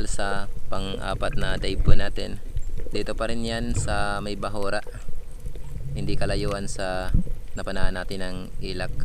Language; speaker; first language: Filipino; non-native, local second language; Hiligaynon